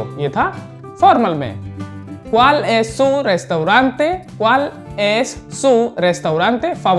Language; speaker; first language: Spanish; non-native, learner; Hindi